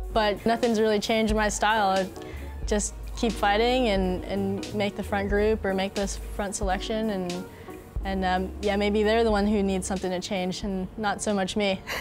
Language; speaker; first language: English; native; English